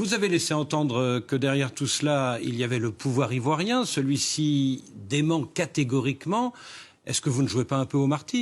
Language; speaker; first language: French; native; French